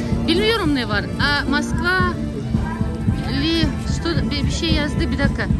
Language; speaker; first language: Turkish; non-native, learner; Russian